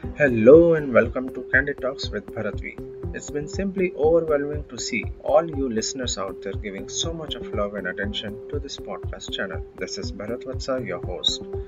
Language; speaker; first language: English; non-native, local second language; Hindi